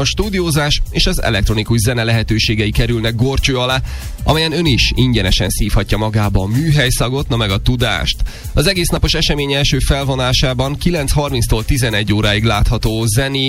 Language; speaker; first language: Hungarian; native; Hungarian